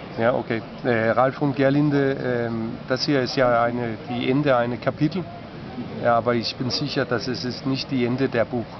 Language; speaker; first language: German; non-native, fluent; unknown